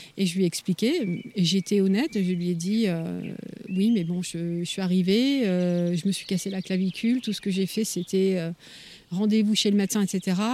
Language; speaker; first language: French; native; French